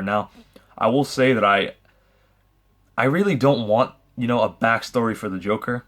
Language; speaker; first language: English; native; English